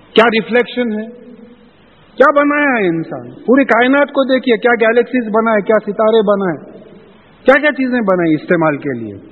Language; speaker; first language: Urdu; native; Urdu